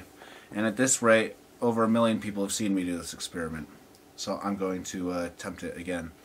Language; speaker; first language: English; native; English